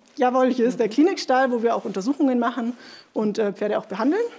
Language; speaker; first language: German; native; German